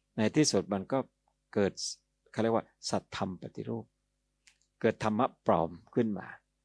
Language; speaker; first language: Thai; native; Thai